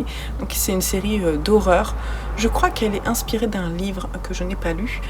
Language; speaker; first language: French; native; French